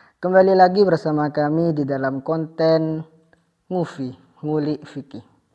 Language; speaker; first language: Indonesian; non-native, local second language; Madurese